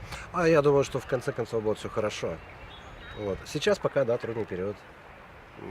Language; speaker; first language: Russian; native; Russian